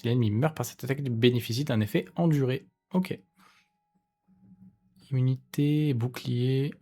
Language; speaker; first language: French; native; French